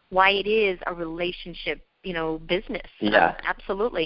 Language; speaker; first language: English; native; English